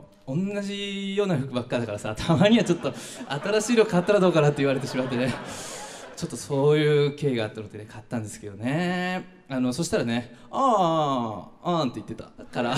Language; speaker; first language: Japanese; native; Japanese